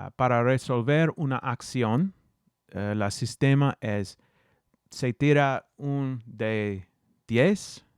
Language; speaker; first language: Spanish; non-native, learner; English